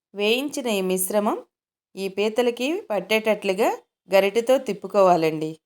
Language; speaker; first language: Telugu; native; Telugu